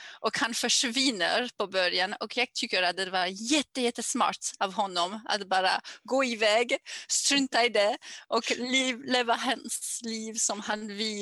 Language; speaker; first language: Swedish; non-native, learner; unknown